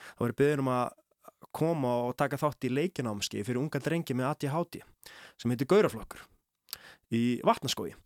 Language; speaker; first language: Icelandic; native; Icelandic